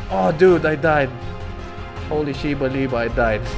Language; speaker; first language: English; non-native, local second language; Filipino